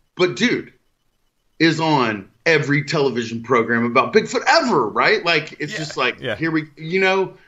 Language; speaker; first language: English; native; English